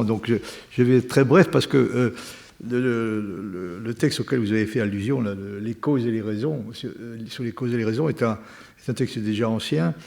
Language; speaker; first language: French; native; French